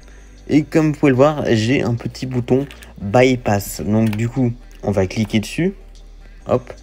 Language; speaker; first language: French; native; French